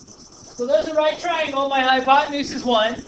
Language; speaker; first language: English; native; English